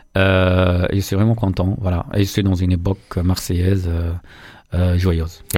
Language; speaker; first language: French; non-native, fluent; Arabic